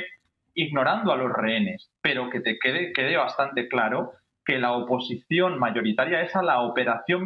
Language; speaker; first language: Spanish; native; Spanish